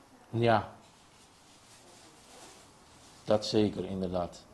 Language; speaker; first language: Dutch; non-native, local second language; Papiamento